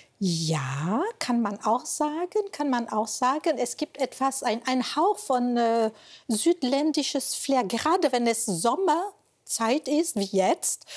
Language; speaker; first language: German; non-native, fluent; French